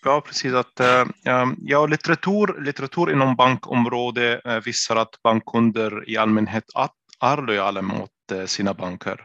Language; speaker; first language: Swedish; non-native, fluent; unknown